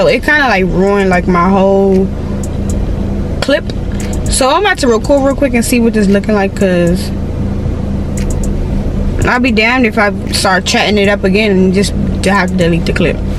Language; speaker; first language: English; native; English